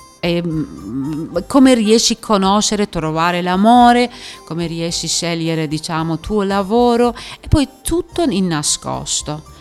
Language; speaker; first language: Italian; non-native, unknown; Persian